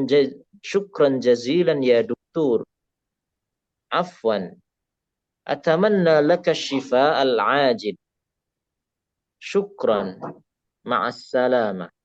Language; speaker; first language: Arabic; non-native, fluent; Indonesian